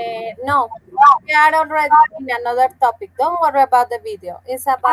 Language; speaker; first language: English; non-native, fluent; Spanish